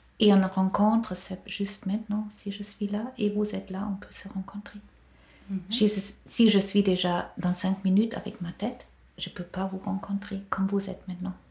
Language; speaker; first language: French; non-native, fluent; German